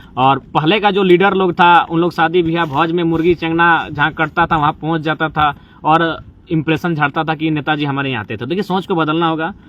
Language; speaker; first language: Hindi; non-native, local second language; Magahi